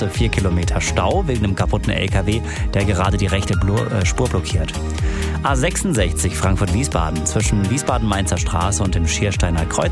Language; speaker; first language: German; native; German